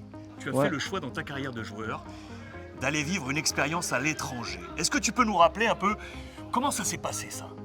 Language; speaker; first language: French; native; French